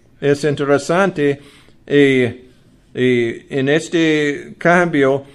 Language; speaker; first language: Spanish; non-native, learner; English